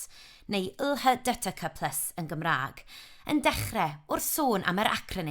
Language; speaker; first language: Welsh; native; Welsh